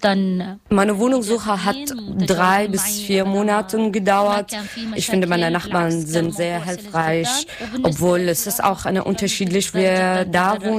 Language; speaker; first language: German; non-native, learner; Arabic